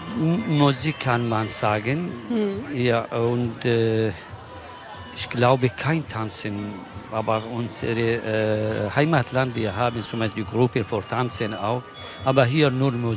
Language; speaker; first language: German; non-native, learner; Kurdish